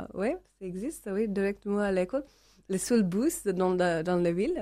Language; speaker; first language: French; non-native, learner; English